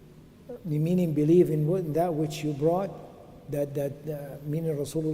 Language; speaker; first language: English; non-native, fluent; Arabic